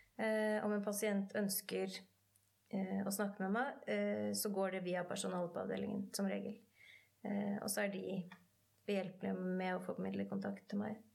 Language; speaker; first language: Norwegian; native; Norwegian